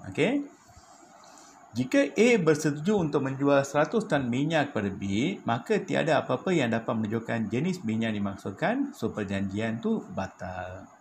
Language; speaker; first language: Malay; non-native, local second language; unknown